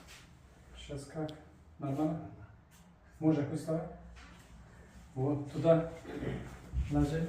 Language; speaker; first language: Russian; non-native, local second language; Tajik